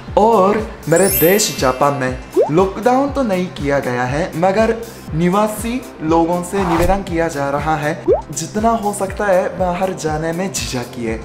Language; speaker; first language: Hindi; non-native, fluent; Japanese